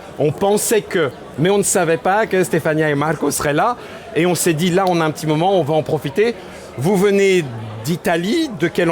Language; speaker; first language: French; native; French